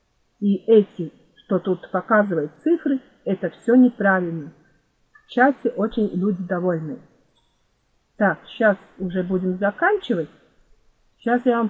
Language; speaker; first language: Russian; non-native, fluent; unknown